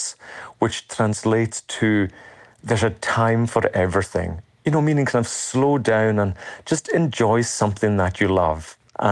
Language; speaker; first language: English; native; English